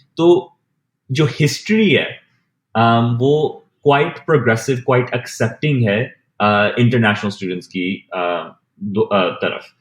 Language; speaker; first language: Hindi; early bilingual, heritage; Hindi